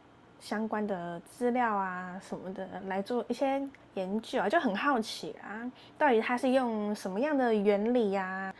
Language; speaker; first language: Chinese; native; Chinese